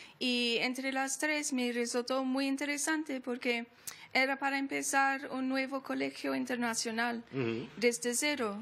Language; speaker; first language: Spanish; non-native, fluent; English